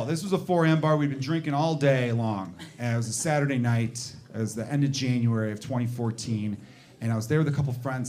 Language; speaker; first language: English; native; English